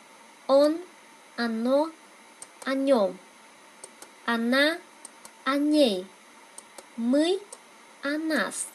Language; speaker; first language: Russian; non-native, fluent; Vietnamese